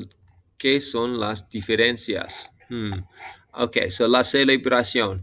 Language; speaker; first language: Spanish; non-native, fluent; English